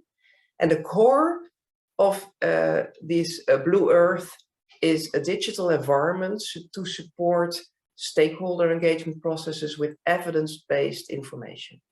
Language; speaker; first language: English; non-native, fluent; Dutch